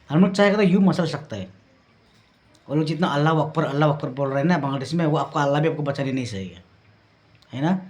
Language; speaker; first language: Hindi; non-native, local second language; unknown